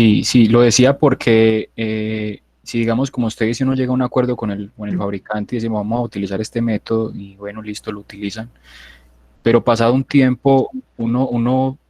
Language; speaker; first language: Spanish; native; Spanish